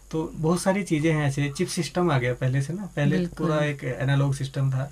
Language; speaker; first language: Hindi; native; Hindi